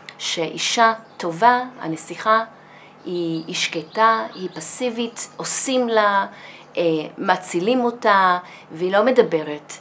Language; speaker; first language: Hebrew; non-native, fluent; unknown